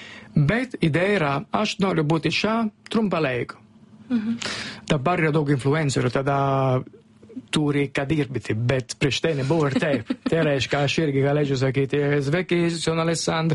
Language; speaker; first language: Lithuanian; non-native, fluent; Italian